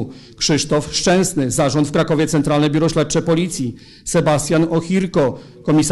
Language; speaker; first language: Polish; native; Polish